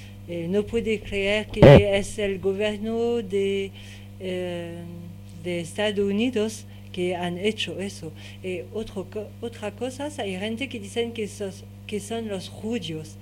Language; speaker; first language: Spanish; non-native, learner; French